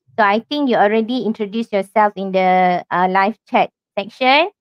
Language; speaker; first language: English; non-native, local second language; Malay